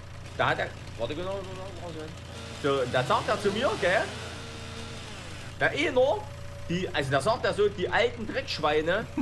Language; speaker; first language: German; native; German